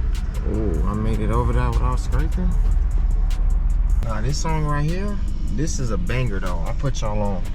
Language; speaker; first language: English; native; English